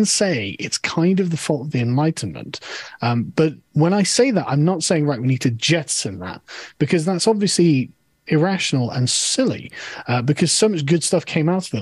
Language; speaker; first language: English; native; English